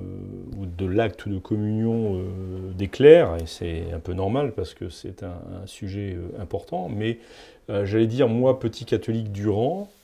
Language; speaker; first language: French; native; French